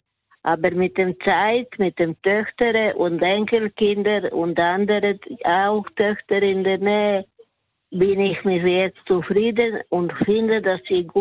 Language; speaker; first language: German; non-native, learner; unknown